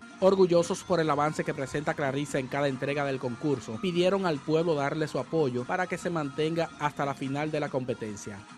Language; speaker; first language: Spanish; native; Spanish